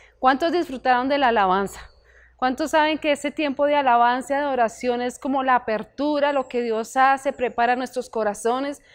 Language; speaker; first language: Spanish; native; Spanish